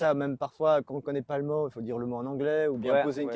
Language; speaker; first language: French; native; French